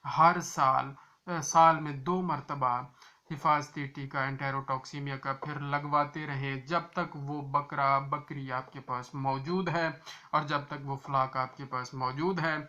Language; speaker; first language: Urdu; non-native, local second language; Punjabi